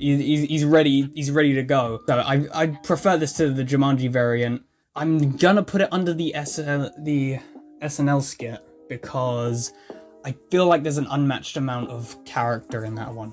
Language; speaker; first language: English; native; English